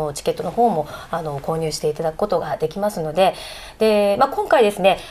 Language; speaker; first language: Japanese; native; Japanese